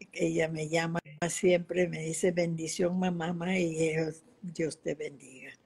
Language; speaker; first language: Spanish; early bilingual, other home language; Yiddish